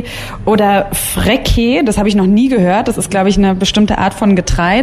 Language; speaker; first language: German; native; German